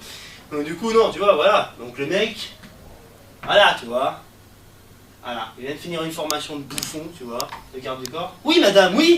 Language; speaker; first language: French; native; French